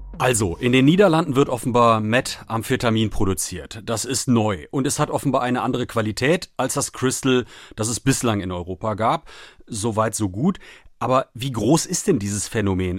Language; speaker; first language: German; native; German